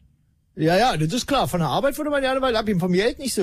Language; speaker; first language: German; native; German